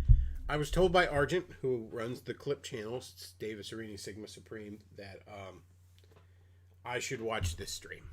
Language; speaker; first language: English; native; English